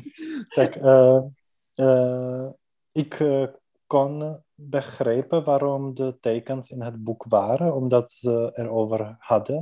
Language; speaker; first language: Dutch; non-native, learner; Czech